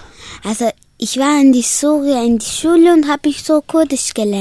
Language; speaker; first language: German; early bilingual, other home language; Kurdish